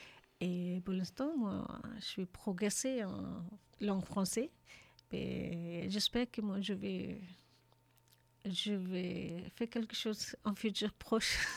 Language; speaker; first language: French; non-native, learner; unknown